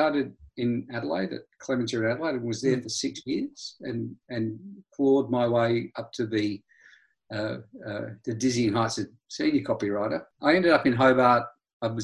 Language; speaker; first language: English; native; English